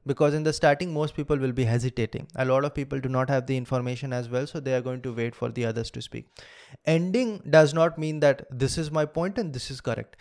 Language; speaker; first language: English; non-native, local second language; Hindi